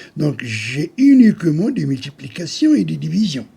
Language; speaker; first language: French; non-native, local second language; Arabic